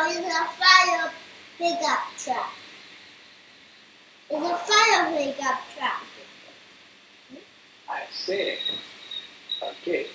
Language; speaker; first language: English; non-native, learner; Chinese